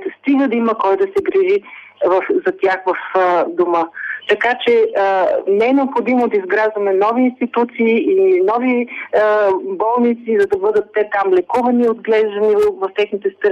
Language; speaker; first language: Bulgarian; native; Bulgarian